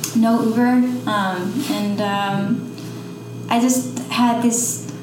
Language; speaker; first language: English; non-native, fluent; Dutch